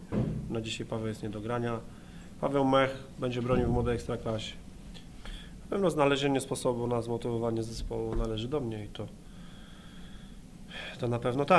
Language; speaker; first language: Polish; native; Polish